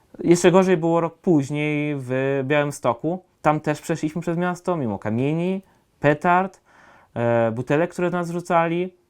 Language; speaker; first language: Polish; native; Polish